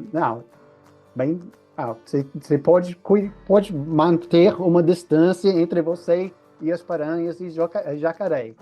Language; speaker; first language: Portuguese; non-native, fluent; English